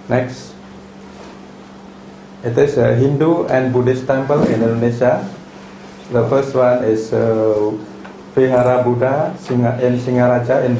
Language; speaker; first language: English; non-native, fluent; Indonesian